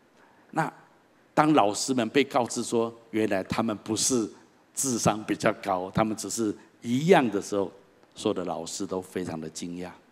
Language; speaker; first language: Chinese; native; Chinese